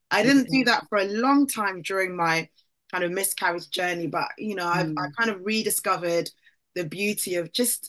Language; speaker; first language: English; native; English